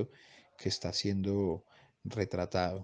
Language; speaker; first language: Spanish; native; Spanish